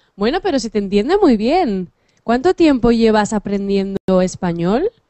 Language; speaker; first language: Spanish; native; Spanish